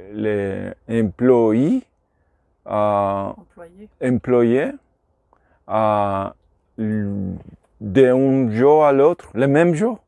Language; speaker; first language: French; non-native, learner; Spanish